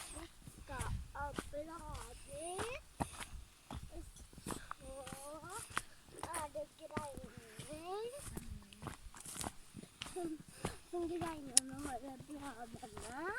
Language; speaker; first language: Norwegian; early bilingual, other home language; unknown